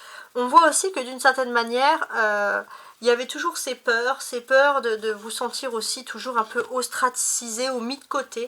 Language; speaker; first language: French; native; French